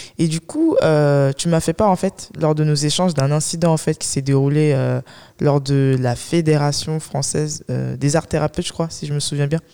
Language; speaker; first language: French; native; French